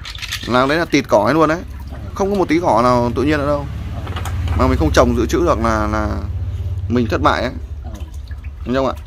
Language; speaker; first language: Vietnamese; native; Vietnamese